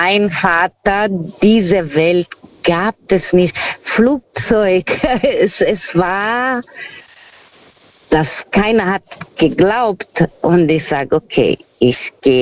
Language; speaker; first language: German; non-native, fluent; Portuguese